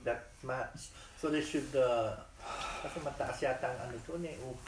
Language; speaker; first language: English; non-native, local second language; Iloko